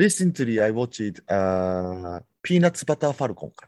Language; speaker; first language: English; non-native, learner; Japanese